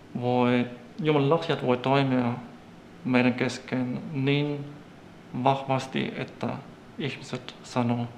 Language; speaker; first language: Finnish; non-native, fluent; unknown